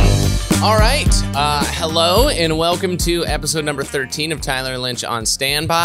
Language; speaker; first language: English; native; English